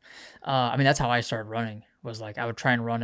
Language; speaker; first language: English; native; English